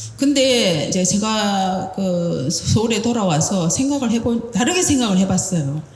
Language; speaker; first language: Korean; native; Korean